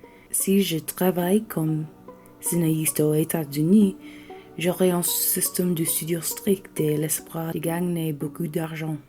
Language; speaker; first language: French; non-native, learner; English